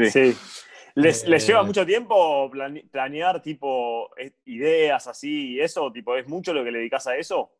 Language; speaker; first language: Spanish; native; Spanish